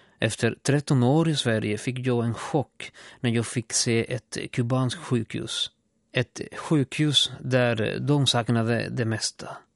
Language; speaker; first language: Swedish; non-native, fluent; Spanish